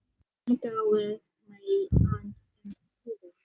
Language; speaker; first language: English; non-native, learner; Vietnamese